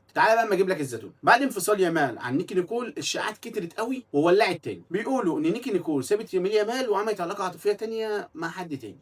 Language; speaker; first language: Arabic; native; Arabic